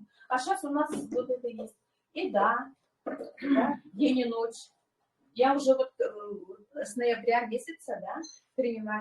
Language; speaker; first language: Russian; non-native, local second language; Yakut